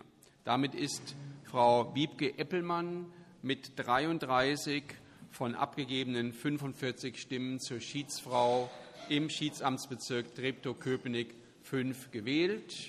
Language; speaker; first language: German; native; German